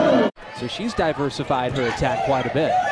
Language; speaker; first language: English; native; English